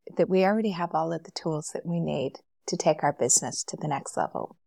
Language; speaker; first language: English; native; English